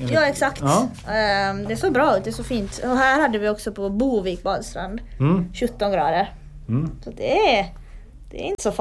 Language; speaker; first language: Swedish; native; Swedish